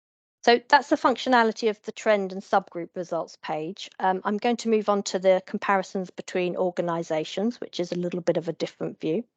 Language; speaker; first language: English; native; English